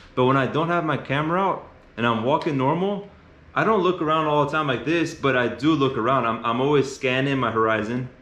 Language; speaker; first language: English; native; English